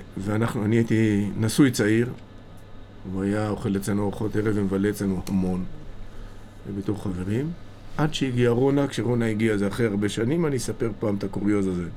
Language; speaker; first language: Hebrew; native; Hebrew